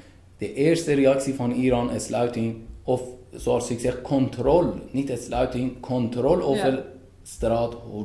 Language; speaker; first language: Dutch; non-native, fluent; Persian